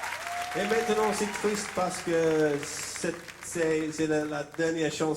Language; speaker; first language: French; non-native, learner; English